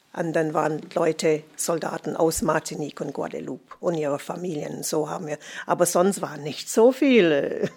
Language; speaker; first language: German; non-native, fluent; English